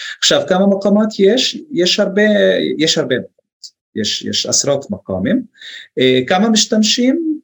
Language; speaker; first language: Hebrew; non-native, local second language; Arabic